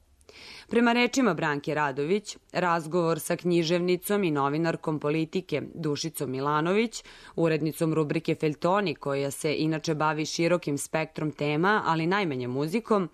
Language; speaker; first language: Serbian; native; Serbian